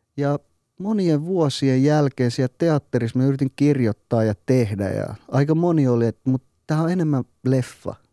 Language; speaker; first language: Finnish; early bilingual, other home language; Persian